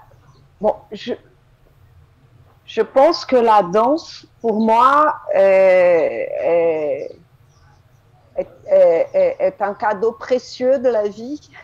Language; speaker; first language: French; non-native, fluent; Portuguese